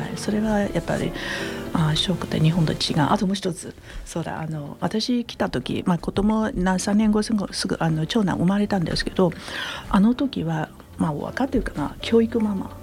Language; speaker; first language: Japanese; non-native, fluent; Chinese